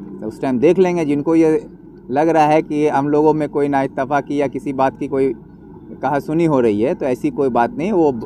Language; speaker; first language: Hindi; non-native, local second language; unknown